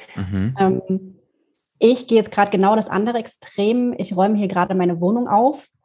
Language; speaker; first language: German; native; German